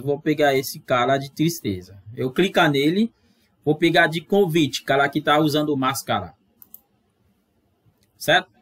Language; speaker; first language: Portuguese; non-native, fluent; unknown